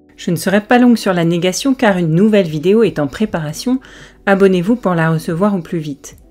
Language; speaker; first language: French; native; French